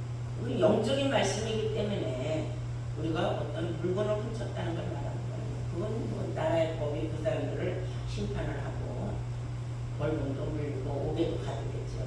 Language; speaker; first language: Korean; native; Korean